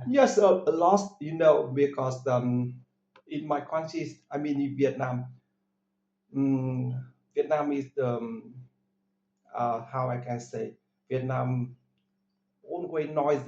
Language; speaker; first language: English; non-native, learner; Vietnamese